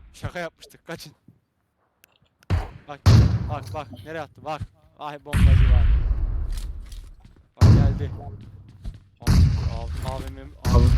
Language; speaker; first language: Turkish; native; Turkish